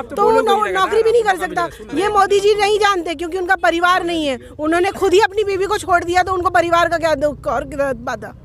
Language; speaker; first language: Hindi; non-native, local second language; Marathi